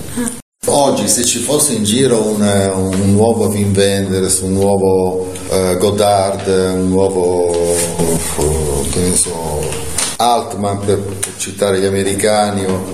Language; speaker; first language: Italian; native; Italian